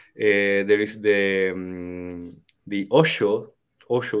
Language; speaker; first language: English; non-native, fluent; Spanish